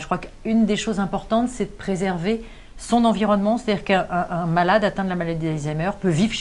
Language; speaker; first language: French; native; French